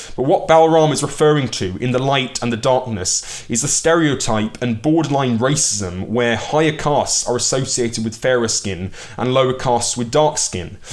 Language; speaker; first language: English; early bilingual, other home language; Hindi